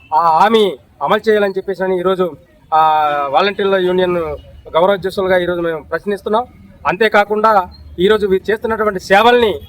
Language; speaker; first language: Telugu; native; Telugu